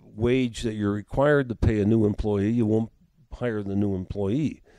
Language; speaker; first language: English; native; English